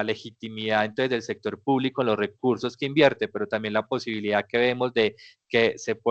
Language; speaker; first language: Spanish; native; Spanish